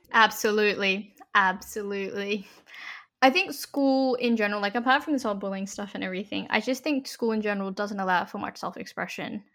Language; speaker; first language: English; early bilingual, other home language; Hindi